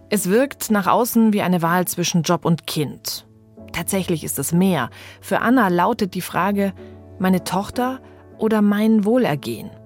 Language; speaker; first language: German; early bilingual, other home language; French